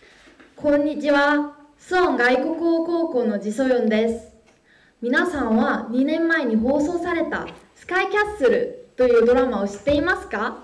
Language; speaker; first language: Japanese; non-native, fluent; Korean